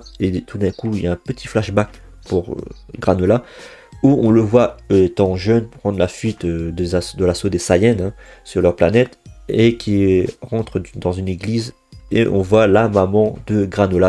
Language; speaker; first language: French; native; French